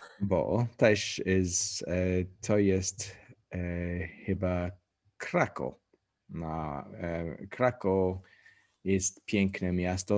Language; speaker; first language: Polish; non-native, learner; English